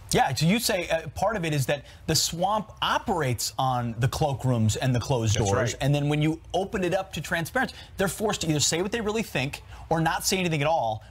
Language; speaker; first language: English; native; English